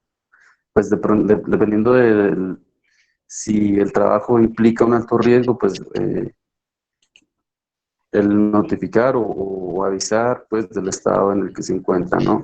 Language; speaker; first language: Spanish; native; Spanish